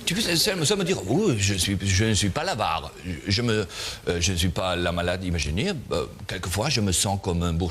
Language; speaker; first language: French; non-native, learner; German